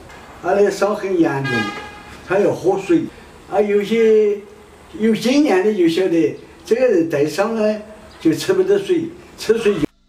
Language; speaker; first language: Chinese; non-native, local second language; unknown